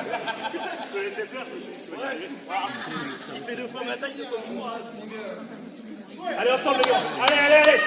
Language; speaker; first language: French; native; French